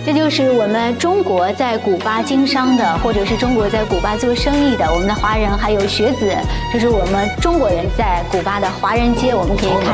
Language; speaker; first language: Chinese; native; Chinese